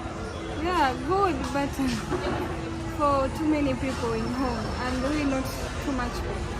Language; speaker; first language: English; non-native, learner; Swahili